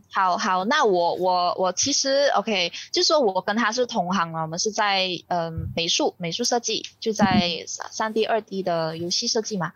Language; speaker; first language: Chinese; native; Chinese